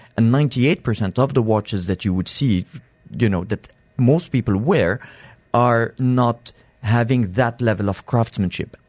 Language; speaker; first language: English; non-native, fluent; French